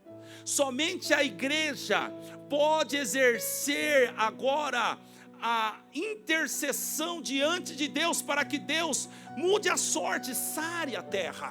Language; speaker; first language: Portuguese; native; Portuguese